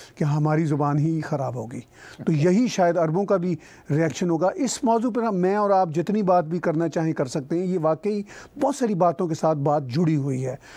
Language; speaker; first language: Urdu; non-native, local second language; Punjabi